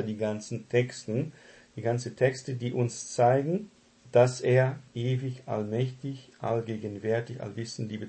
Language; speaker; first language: German; non-native, fluent; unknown